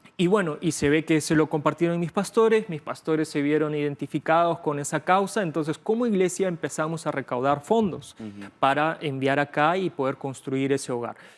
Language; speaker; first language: Spanish; early bilingual, other home language; Bulgarian